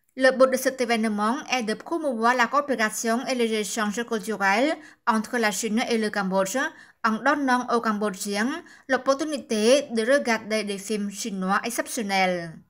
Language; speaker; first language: French; non-native, fluent; Khmer